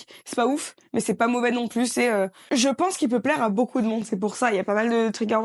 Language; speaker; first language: French; native; French